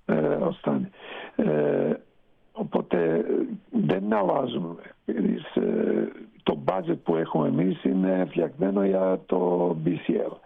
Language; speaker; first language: Greek; non-native, fluent; Serbian